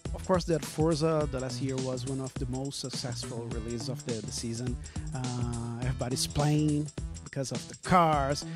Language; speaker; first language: English; non-native, fluent; Portuguese